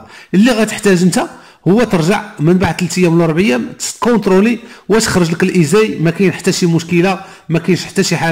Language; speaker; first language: Arabic; native; Arabic